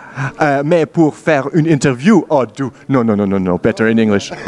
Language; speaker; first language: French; non-native, learner; German